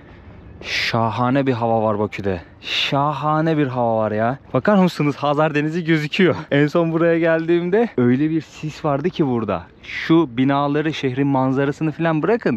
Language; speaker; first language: Turkish; native; Turkish